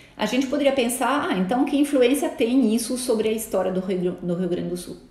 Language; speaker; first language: Portuguese; non-native, fluent; French